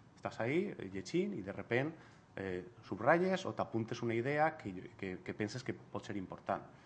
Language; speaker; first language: Catalan; non-native, local second language; Spanish